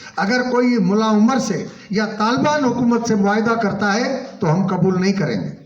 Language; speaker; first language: Urdu; non-native, local second language; Sindhi